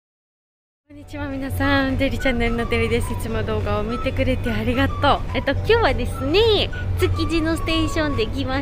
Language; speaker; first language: Japanese; non-native, learner; Georgian